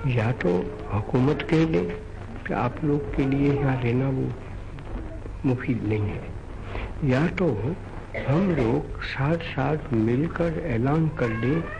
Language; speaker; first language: Hindi; non-native, local second language; Gujarati